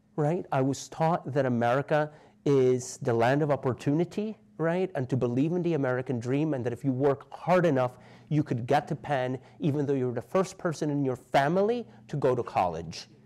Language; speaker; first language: English; native; English